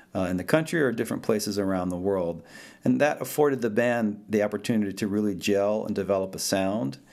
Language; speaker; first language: English; early bilingual, other home language; Italian